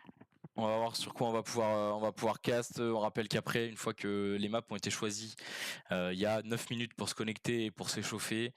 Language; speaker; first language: French; native; French